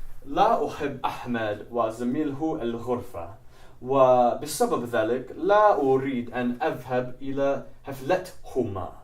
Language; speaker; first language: Arabic; non-native, fluent; English